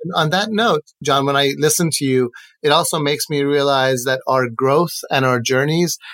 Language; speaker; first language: English; non-native, fluent; Persian